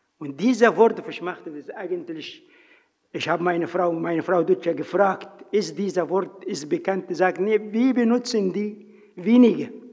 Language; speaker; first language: German; non-native, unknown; Arabic